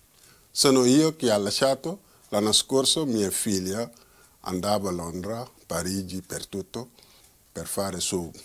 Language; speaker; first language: Italian; non-native, learner; Wolof